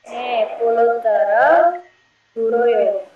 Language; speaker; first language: Korean; non-native, learner; Indonesian